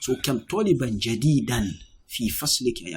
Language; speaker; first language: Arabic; non-native, fluent; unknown